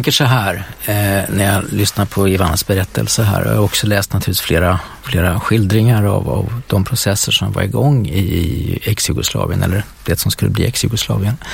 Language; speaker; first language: Swedish; native; Swedish